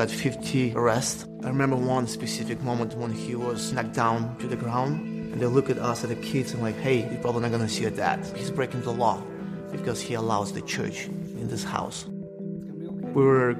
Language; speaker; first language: English; non-native, fluent; Russian